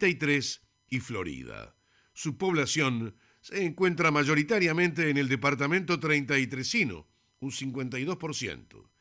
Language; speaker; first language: Spanish; native; Spanish